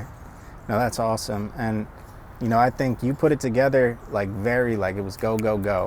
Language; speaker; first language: English; native; English